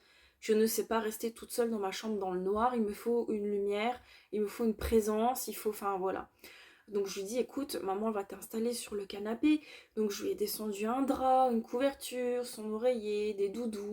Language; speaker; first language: French; native; French